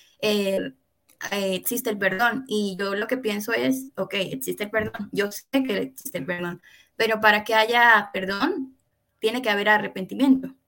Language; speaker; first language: Spanish; native; Spanish